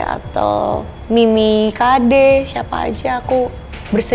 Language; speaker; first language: Indonesian; native; Indonesian